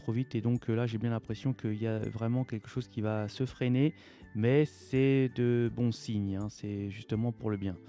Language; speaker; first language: French; native; French